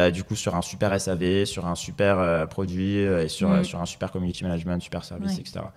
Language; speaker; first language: French; native; French